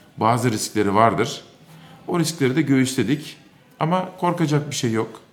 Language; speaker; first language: Turkish; native; Turkish